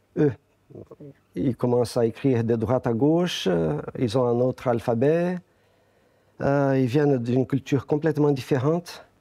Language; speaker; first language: French; non-native, fluent; Portuguese